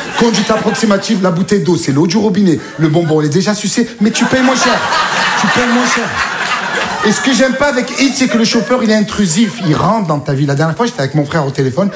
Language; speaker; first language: French; native; French